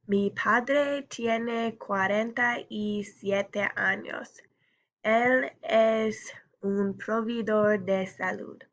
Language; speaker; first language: Spanish; non-native, learner; English